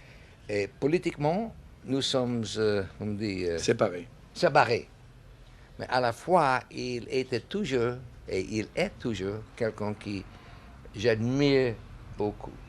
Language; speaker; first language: French; non-native, learner; English